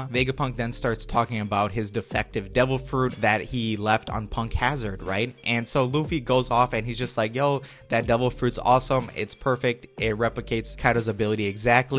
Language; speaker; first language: English; native; English